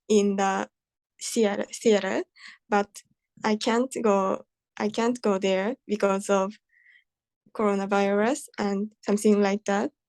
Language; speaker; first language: English; non-native, learner; Japanese